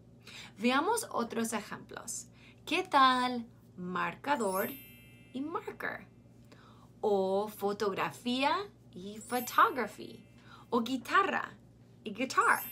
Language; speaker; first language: Spanish; non-native, fluent; English